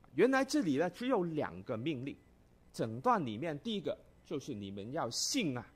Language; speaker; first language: Chinese; non-native, local second language; Cantonese